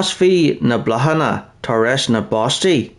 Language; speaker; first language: Irish; non-native, learner; English